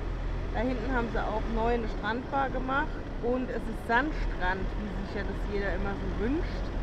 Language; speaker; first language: German; native; German